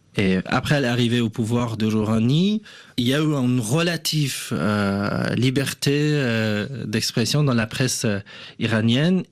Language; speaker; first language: French; non-native, fluent; Persian